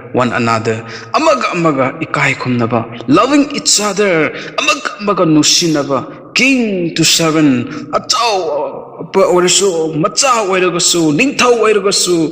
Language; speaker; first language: Manipuri; native; Manipuri